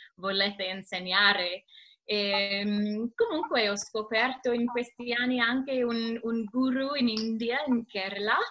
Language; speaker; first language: Italian; non-native, learner; English